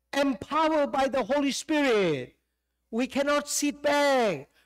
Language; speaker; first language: English; non-native, fluent; Burmese